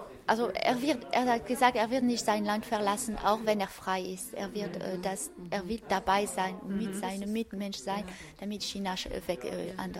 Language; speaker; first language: German; non-native, fluent; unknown